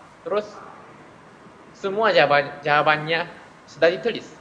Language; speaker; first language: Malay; non-native, fluent; Japanese